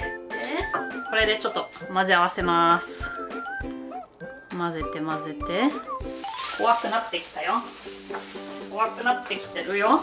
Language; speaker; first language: Japanese; non-native, fluent; German